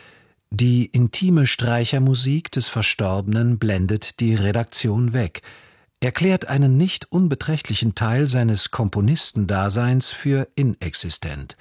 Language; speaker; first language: German; native; German